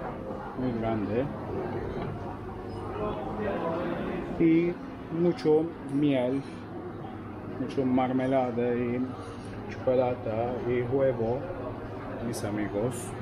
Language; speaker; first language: Spanish; non-native, learner; Turkish